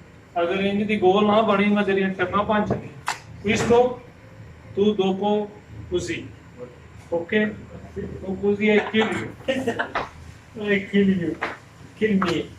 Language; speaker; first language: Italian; non-native, learner; Punjabi